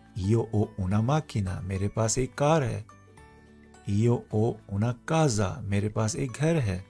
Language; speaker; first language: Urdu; non-native, local second language; Punjabi